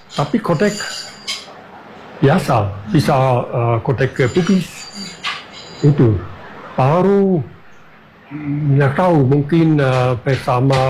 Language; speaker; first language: Indonesian; non-native, fluent; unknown